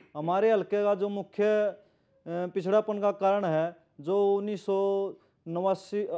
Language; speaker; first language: Hindi; native; Hindi